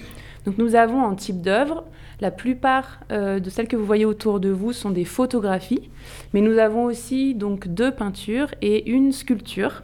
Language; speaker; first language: French; native; French